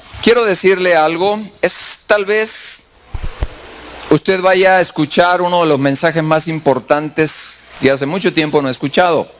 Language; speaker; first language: Spanish; native; Spanish